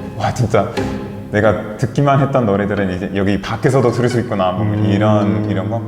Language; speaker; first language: Korean; non-native, fluent; English